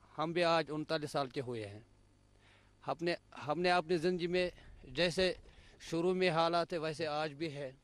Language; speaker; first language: Hindi; non-native, local second language; Kashmiri